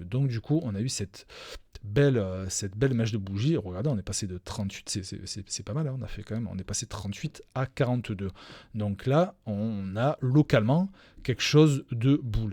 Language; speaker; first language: French; native; French